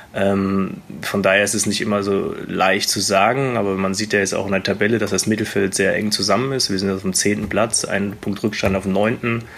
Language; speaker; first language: German; native; German